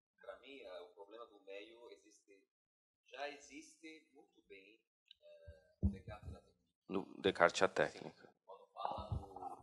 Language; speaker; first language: Portuguese; native; Portuguese